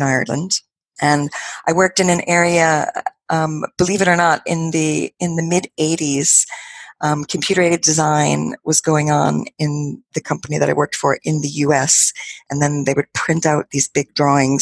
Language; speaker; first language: English; native; English